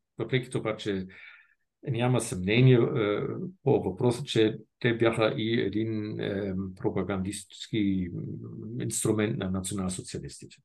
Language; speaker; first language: Bulgarian; non-native, fluent; German